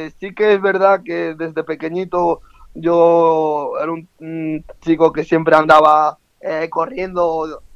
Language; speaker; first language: Spanish; native; Spanish